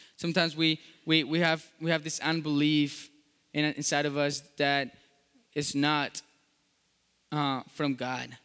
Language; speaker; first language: English; non-native, fluent; Spanish